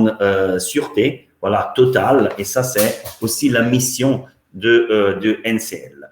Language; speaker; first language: French; non-native, fluent; Italian